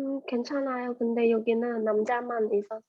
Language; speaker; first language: Korean; non-native, learner; Khmer